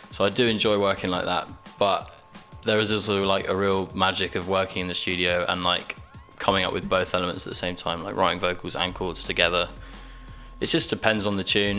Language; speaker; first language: English; native; English